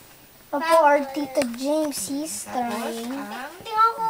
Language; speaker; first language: Filipino; early bilingual, heritage; Filipino